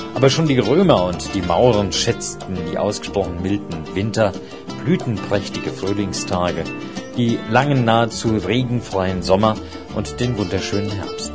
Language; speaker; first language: German; native; German